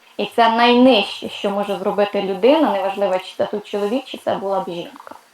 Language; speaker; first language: Ukrainian; non-native, local second language; Russian